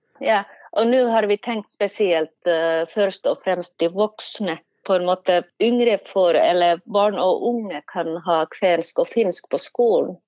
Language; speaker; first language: Norwegian; non-native, fluent; Finnish